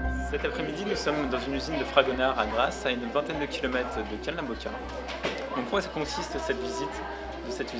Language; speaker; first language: French; native; French